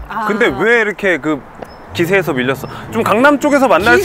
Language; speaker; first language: Korean; native; Korean